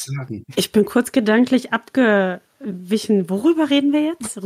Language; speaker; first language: German; native; German